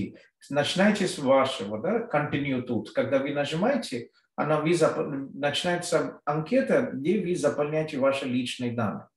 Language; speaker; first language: Russian; non-native, fluent; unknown